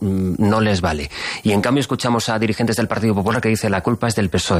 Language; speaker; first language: Spanish; native; Spanish